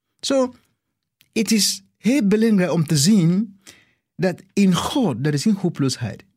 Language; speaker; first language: Dutch; non-native, fluent; English